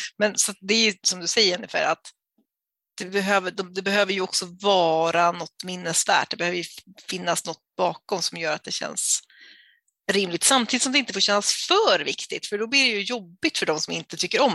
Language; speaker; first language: Swedish; native; Swedish